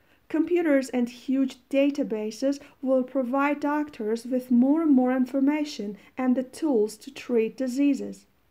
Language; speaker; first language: English; non-native, fluent; Persian